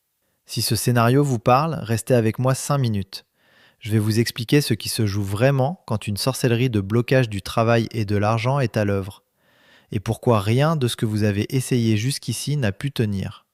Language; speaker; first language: French; native; French